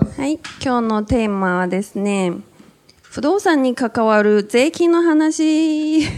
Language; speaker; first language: Japanese; native; Japanese